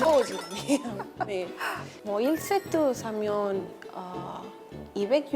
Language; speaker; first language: Korean; non-native, fluent; Spanish